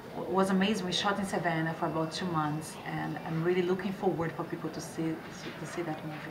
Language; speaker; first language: English; non-native, fluent; Portuguese